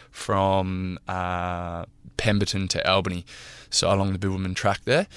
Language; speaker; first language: English; native; English